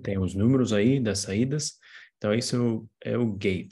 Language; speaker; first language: Portuguese; non-native, fluent; English